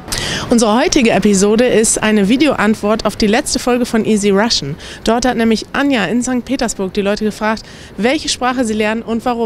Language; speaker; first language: German; native; German